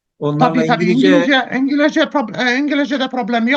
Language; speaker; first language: Turkish; non-native, learner; Russian